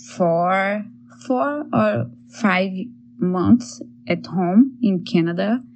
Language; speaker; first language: English; non-native, learner; Portuguese